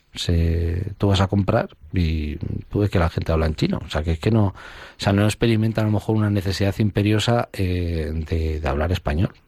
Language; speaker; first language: Spanish; native; Spanish